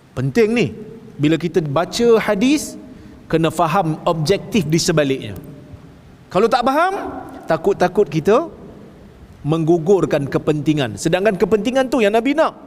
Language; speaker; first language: Malay; native; Malay